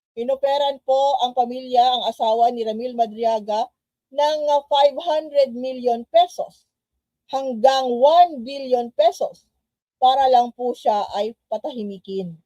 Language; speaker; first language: Filipino; non-native, local second language; Cebuano